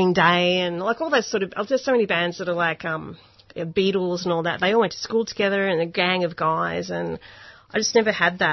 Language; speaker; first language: English; non-native, local second language; Hungarian